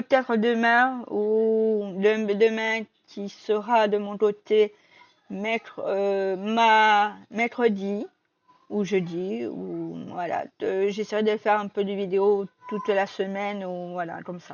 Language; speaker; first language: French; native; French